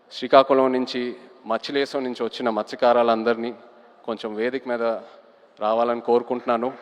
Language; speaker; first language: Telugu; native; Telugu